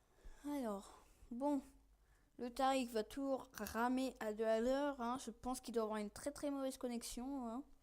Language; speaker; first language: French; native; French